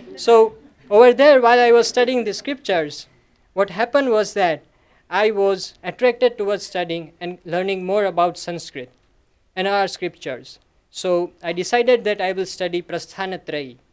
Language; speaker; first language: English; non-native, local second language; Gujarati